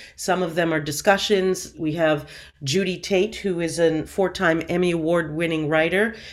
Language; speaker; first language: English; native; English